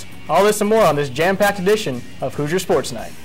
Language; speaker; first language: English; native; English